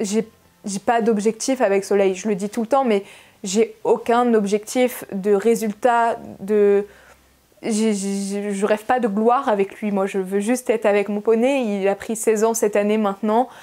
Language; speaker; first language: French; native; French